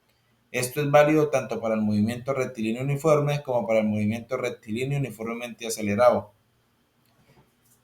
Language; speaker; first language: Spanish; native; Spanish